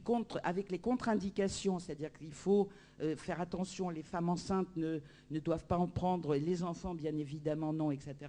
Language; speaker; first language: French; native; French